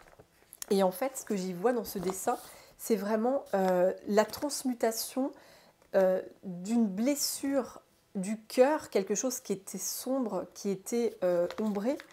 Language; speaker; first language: French; native; French